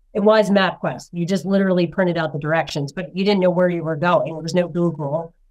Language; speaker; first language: English; native; English